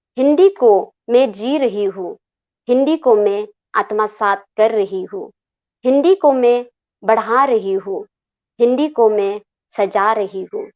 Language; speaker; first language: Hindi; non-native, local second language; Khasi